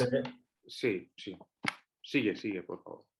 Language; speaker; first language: Spanish; non-native, fluent; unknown